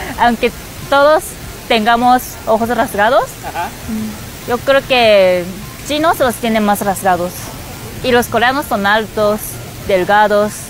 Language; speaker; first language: Spanish; non-native, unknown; Japanese